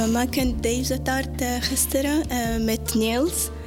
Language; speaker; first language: Dutch; non-native, learner; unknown